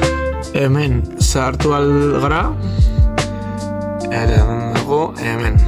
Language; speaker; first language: Basque; non-native, local second language; Spanish